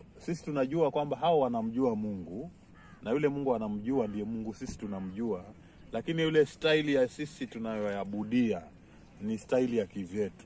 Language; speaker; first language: Swahili; non-native, local second language; Giryama